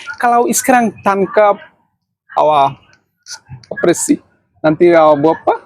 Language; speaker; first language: Indonesian; non-native, learner; Bangla